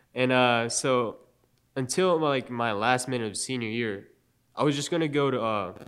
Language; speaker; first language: English; non-native, fluent; Japanese